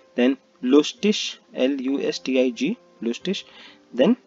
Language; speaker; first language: English; non-native, local second language; Hindi